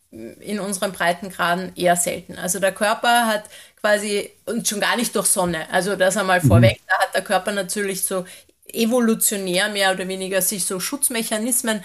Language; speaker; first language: German; native; German